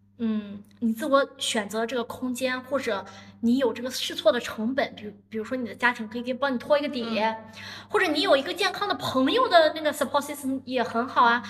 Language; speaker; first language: Chinese; native; Chinese